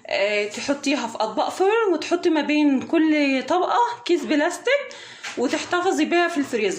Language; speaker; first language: Arabic; native; Arabic